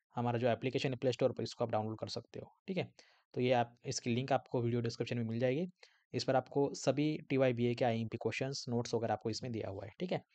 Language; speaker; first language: Hindi; non-native, local second language; Marathi